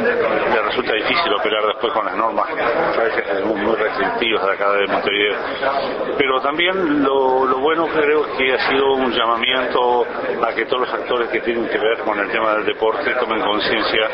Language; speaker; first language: Spanish; native; Spanish